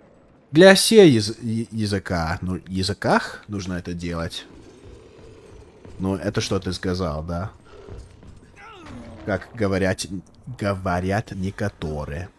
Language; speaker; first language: Russian; non-native, learner; English